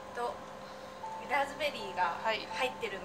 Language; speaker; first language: Japanese; native; Japanese